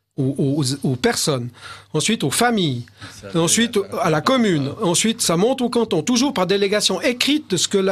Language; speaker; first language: French; native; French